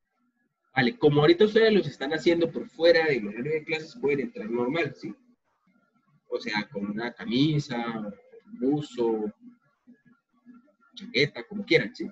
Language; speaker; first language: Spanish; native; Spanish